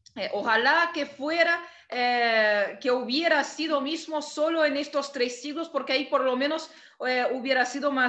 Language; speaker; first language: Spanish; non-native, fluent; Portuguese